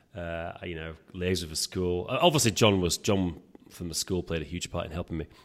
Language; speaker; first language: English; native; English